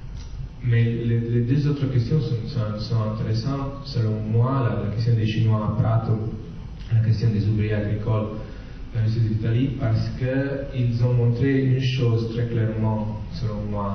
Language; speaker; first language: French; non-native, fluent; Italian